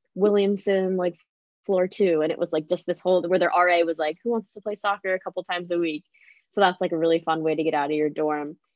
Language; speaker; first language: English; native; English